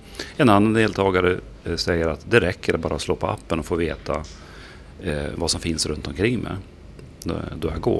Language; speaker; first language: Swedish; native; Swedish